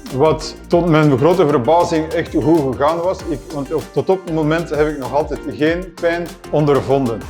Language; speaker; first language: Dutch; native; Dutch